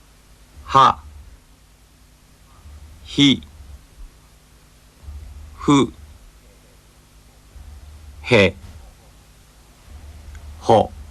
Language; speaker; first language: Japanese; native; Japanese